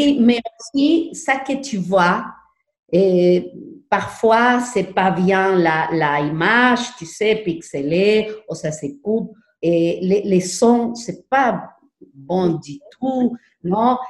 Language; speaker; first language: French; non-native, learner; Spanish